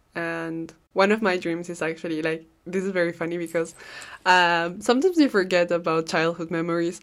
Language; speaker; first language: English; non-native, fluent; Spanish